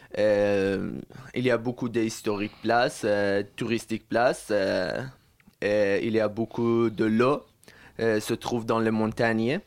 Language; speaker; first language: French; non-native, learner; Persian